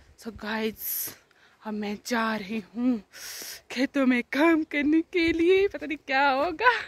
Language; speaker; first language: Hindi; non-native, local second language; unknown